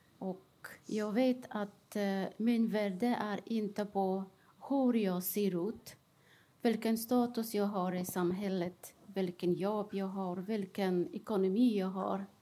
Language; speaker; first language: Swedish; non-native, fluent; Persian